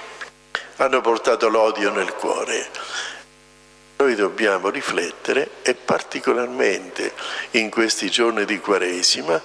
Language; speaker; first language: Italian; native; Italian